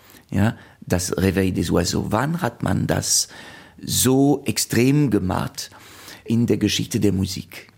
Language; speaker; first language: German; non-native, fluent; French